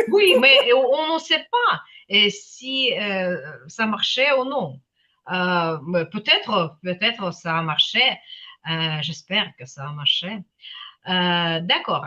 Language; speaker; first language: French; non-native, fluent; Ukrainian